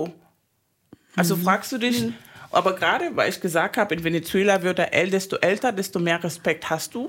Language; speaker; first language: German; non-native, fluent; Spanish